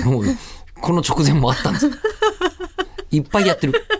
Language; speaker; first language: Japanese; native; Japanese